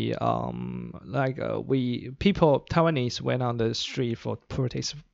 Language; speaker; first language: English; non-native, fluent; Chinese